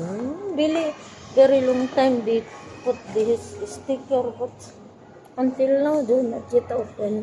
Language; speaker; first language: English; non-native, local second language; Filipino